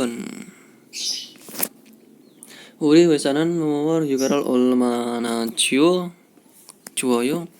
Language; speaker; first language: Korean; non-native, fluent; Indonesian